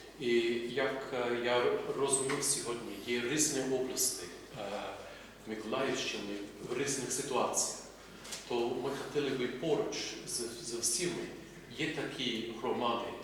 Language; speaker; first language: Ukrainian; non-native, fluent; English